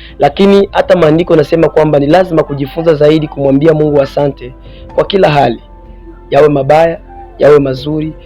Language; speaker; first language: Swahili; non-native, local second language; Rundi